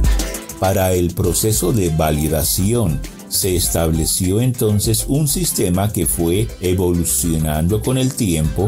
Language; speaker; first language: Spanish; native; Spanish